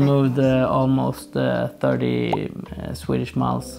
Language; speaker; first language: English; non-native, fluent; Swedish